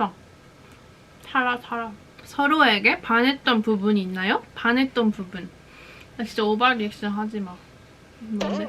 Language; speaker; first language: Korean; native; Korean